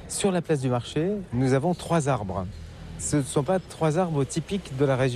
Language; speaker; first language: French; native; French